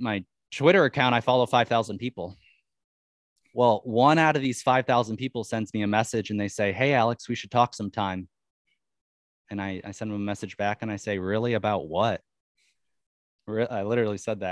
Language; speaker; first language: English; native; English